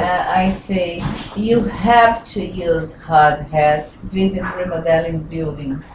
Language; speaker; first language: English; non-native, learner; Portuguese